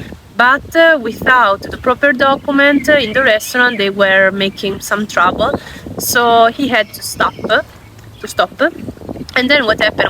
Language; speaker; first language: English; non-native, fluent; Italian